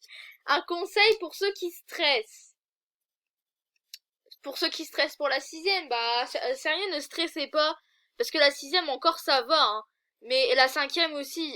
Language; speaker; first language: French; native; French